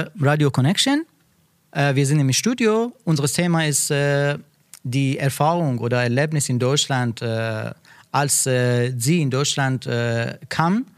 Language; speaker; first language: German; non-native, learner; Persian